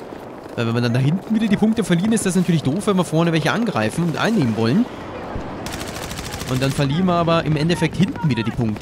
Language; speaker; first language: German; native; German